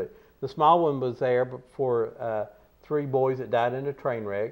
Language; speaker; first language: English; native; English